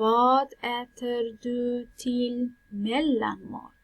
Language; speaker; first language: Swedish; non-native, fluent; Pashto